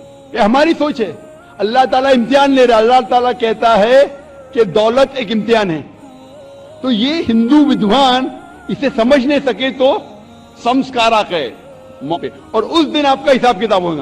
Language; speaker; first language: Hindi; non-native, local second language; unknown